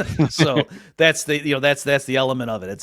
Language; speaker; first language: English; native; English